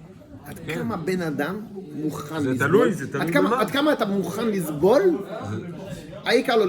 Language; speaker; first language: Hebrew; non-native, fluent; French